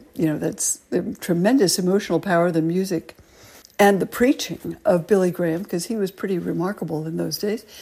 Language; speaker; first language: English; native; English